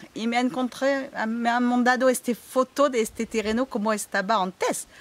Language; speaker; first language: Spanish; non-native, learner; French